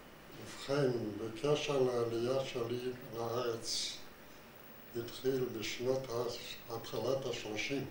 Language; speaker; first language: Hebrew; non-native, fluent; Yiddish